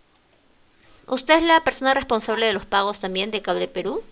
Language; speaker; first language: Spanish; native; Spanish